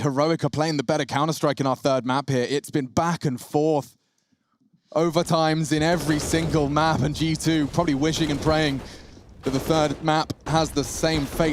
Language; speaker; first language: English; native; English